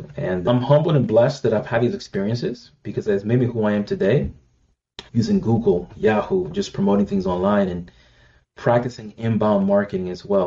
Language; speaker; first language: English; native; English